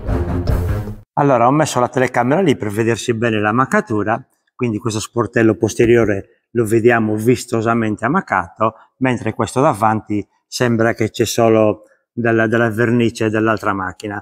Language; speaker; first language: Italian; native; Italian